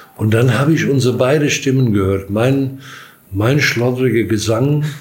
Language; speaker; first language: German; non-native, fluent; English